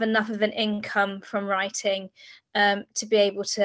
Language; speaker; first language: English; native; English